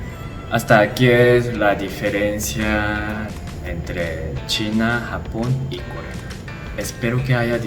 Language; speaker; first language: Spanish; non-native, learner; Korean